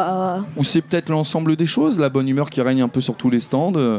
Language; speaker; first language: French; native; French